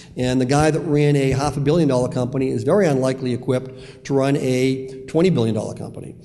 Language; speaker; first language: English; native; English